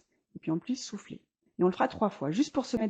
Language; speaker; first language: French; native; French